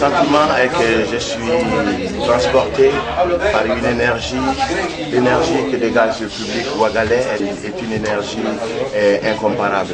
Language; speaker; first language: French; non-native, local second language; Bambara